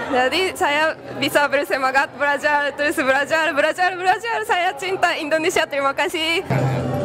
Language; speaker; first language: Indonesian; non-native, learner; Japanese